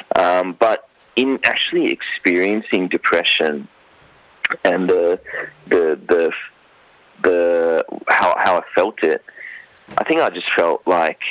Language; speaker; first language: English; non-native, local second language; Sinhala